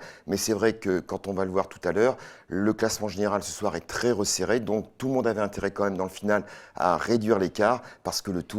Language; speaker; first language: French; native; French